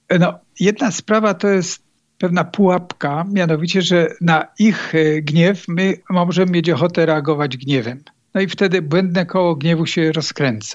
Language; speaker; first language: Polish; native; Polish